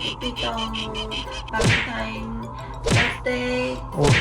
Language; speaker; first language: Thai; non-native, learner; Korean